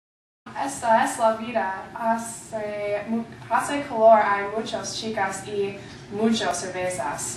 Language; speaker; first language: Spanish; non-native, learner; English